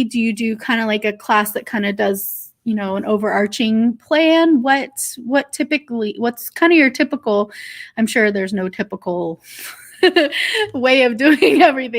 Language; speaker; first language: English; native; English